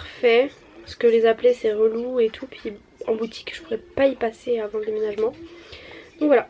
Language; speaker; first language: French; native; French